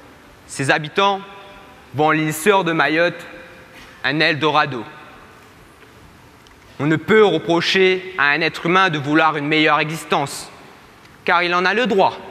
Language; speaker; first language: French; native; French